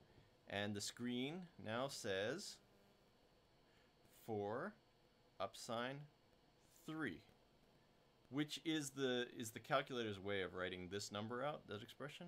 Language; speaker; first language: English; native; English